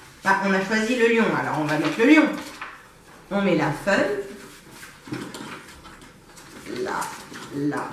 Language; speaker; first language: French; native; French